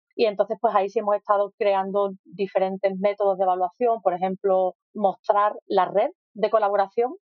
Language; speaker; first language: Spanish; native; Spanish